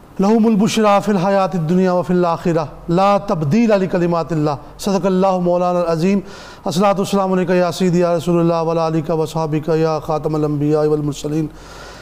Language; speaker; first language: Urdu; non-native, local second language; Punjabi